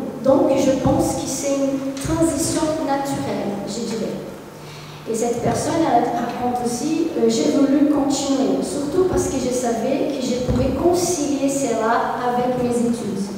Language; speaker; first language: French; non-native, fluent; Portuguese